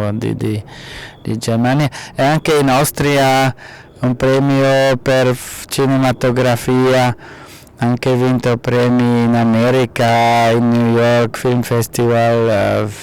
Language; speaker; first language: Italian; non-native, fluent; German